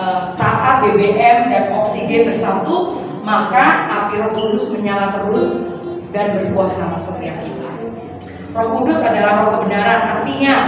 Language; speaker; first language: Indonesian; native; Indonesian